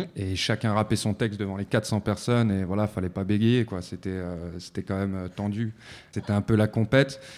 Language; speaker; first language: French; native; French